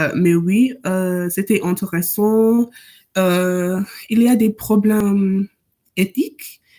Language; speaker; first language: French; non-native, learner; English